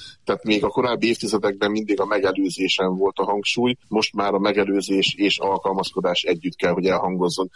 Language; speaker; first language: Hungarian; native; Hungarian